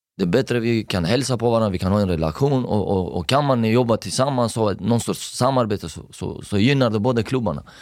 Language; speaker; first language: Swedish; early bilingual, other home language; Persian